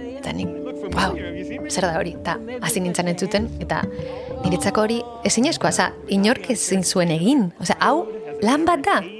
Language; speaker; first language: Basque; non-native, local second language; Spanish